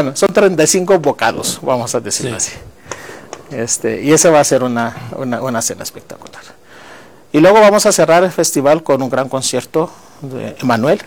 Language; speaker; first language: Spanish; non-native, fluent; Greek